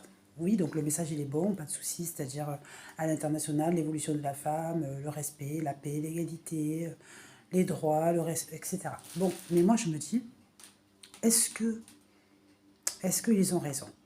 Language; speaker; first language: French; native; French